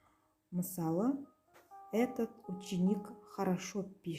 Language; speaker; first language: Russian; non-native, local second language; Kazakh